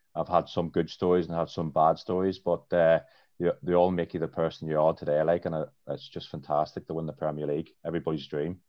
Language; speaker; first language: English; native; English